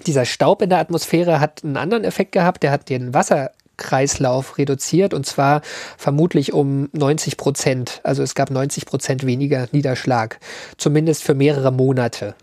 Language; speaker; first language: German; native; German